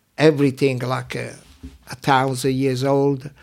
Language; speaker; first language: English; non-native, learner; Italian